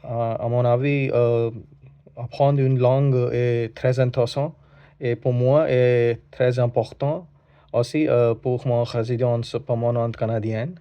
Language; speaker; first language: French; non-native, learner; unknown